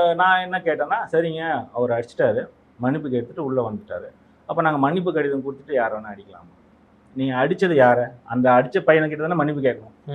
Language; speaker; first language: Tamil; non-native, local second language; Telugu